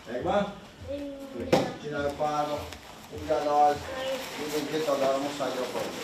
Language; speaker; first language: Hungarian; non-native, learner; Portuguese